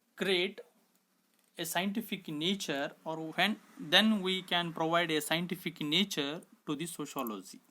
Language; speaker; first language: English; non-native, local second language; Kannada